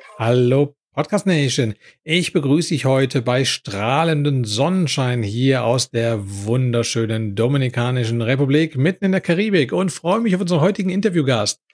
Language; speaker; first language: German; native; German